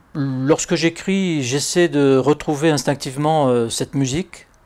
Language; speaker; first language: French; native; French